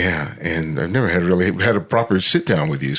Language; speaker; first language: English; native; English